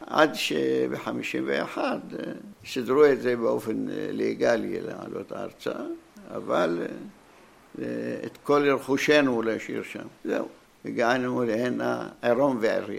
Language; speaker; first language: Hebrew; non-native, fluent; Arabic